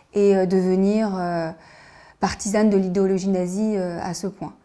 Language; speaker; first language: French; native; French